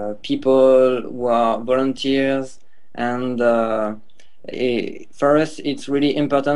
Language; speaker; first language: English; non-native, learner; French